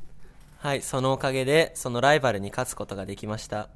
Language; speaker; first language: Japanese; native; Japanese